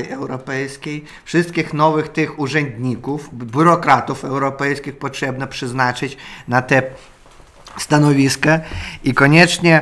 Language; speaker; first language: Polish; non-native, learner; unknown